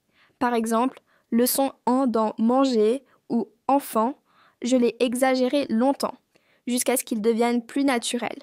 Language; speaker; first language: French; non-native, fluent; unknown